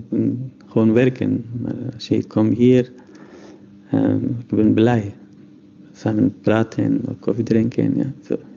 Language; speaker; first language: Dutch; non-native, learner; Persian